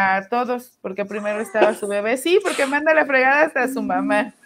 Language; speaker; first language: Spanish; native; Spanish